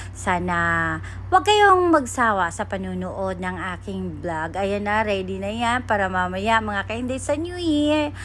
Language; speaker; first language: Filipino; non-native, local second language; Cebuano